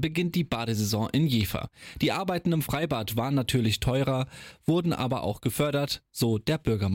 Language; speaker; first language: German; native; German